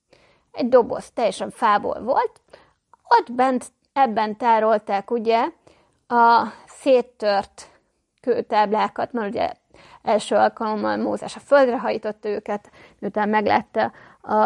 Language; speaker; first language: Hungarian; native; Hungarian